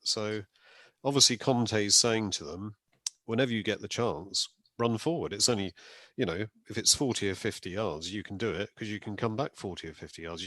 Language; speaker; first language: English; native; English